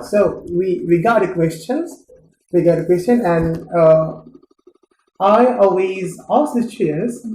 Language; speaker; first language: English; non-native, learner; Indonesian